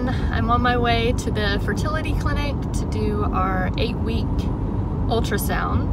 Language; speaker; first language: English; native; English